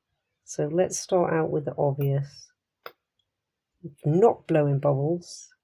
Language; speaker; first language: English; native; English